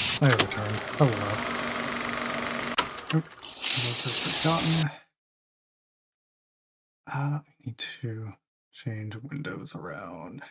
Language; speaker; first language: English; native; English